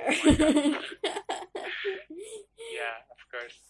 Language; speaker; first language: English; non-native, learner; Persian